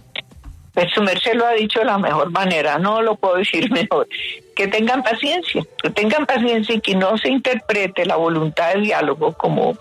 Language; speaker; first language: Spanish; native; Spanish